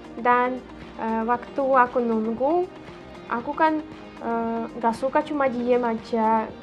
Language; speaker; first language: Indonesian; non-native, fluent; Russian